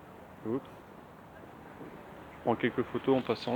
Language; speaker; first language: French; native; French